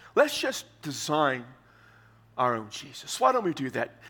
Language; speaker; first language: English; native; English